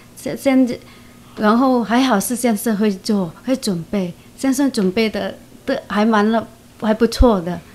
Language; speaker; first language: Chinese; non-native, fluent; Vietnamese